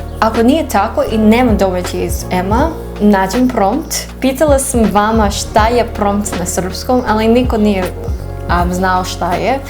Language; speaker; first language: Serbian; non-native, learner; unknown